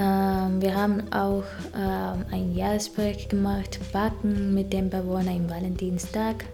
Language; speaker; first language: German; non-native, learner; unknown